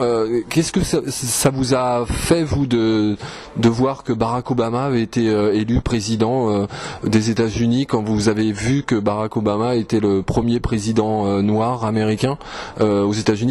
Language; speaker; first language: French; native; French